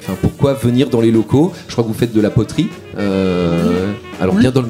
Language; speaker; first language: French; native; French